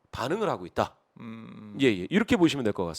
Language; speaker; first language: Korean; native; Korean